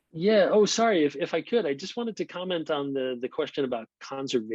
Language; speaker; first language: English; native; English